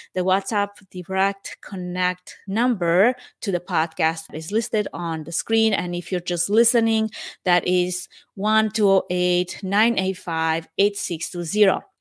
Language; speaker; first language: English; non-native, fluent; Romanian